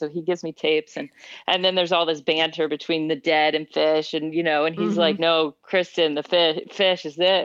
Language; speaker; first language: English; native; English